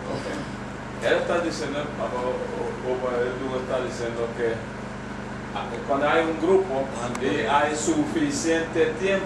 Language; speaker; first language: Spanish; non-native, learner; Yoruba